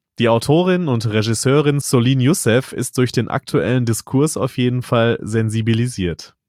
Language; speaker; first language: German; native; German